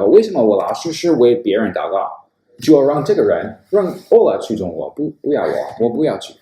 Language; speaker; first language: Chinese; non-native, fluent; English